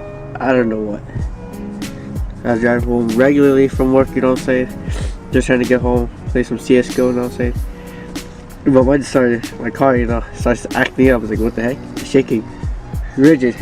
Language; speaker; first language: English; native; English